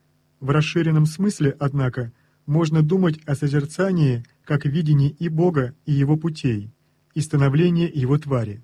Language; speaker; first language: Russian; native; Russian